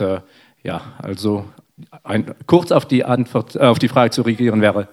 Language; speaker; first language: German; native; German